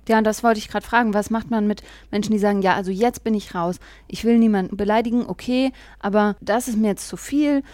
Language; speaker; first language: German; native; German